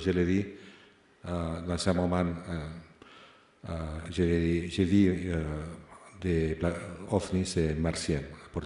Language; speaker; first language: French; non-native, fluent; Spanish